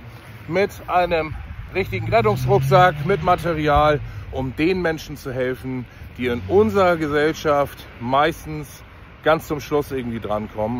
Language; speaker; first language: German; native; German